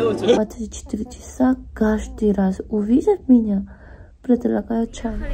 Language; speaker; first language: Russian; non-native, learner; Korean